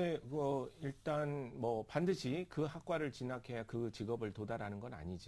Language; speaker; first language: Korean; native; Korean